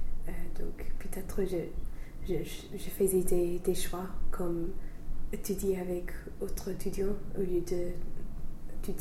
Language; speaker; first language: French; non-native, fluent; English